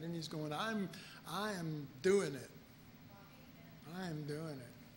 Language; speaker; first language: English; native; English